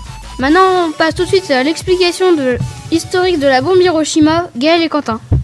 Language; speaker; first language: French; native; French